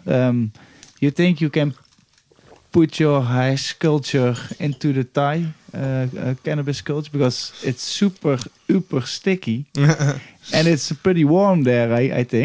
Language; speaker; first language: English; non-native, fluent; Dutch